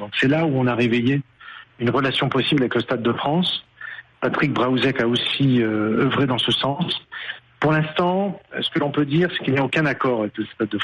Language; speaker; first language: French; native; French